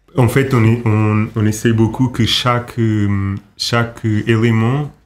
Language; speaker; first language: French; non-native, fluent; Portuguese